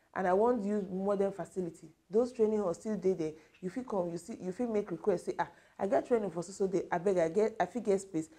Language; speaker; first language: Nigerian Pidgin; native; Nigerian Pidgin